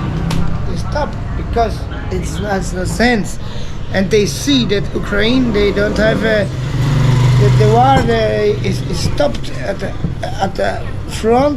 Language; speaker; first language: English; non-native, learner; Italian